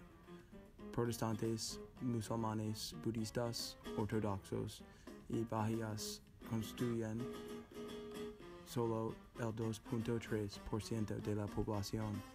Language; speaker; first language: Spanish; non-native, learner; English